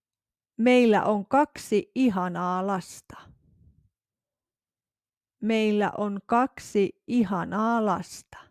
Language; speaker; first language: Finnish; non-native, fluent; English